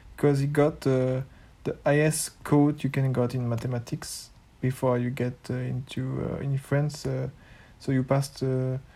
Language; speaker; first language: English; non-native, learner; French